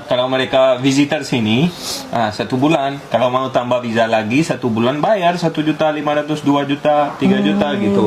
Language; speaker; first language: Indonesian; non-native, fluent; Urdu